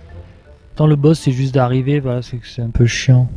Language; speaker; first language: French; native; French